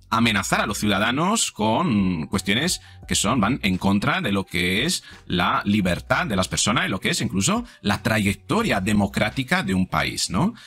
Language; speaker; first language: Spanish; non-native, fluent; Italian